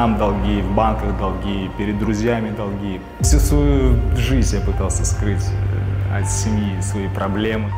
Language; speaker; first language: Russian; native; Russian